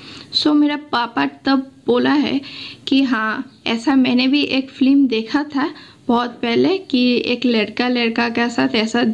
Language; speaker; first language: Hindi; non-native, local second language; Assamese